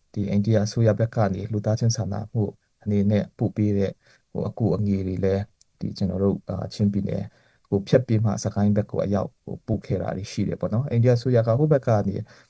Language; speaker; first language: Burmese; non-native, local second language; Hakha Chin